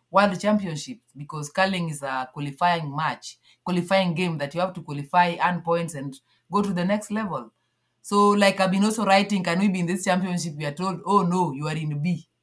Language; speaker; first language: English; non-native, local second language; Luo (Kenya and Tanzania)